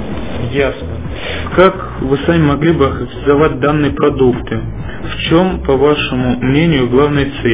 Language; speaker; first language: Russian; native; Russian